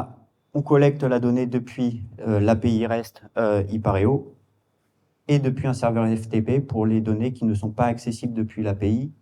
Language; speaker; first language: French; native; French